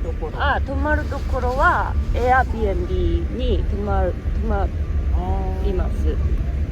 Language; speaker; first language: Japanese; non-native, learner; Korean